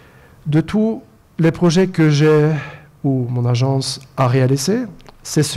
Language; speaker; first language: French; non-native, fluent; Norwegian